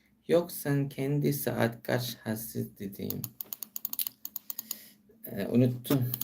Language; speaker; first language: Turkish; non-native, learner; Filipino